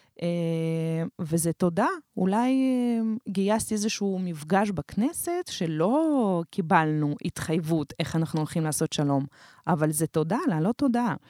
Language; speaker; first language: Hebrew; non-native, fluent; Russian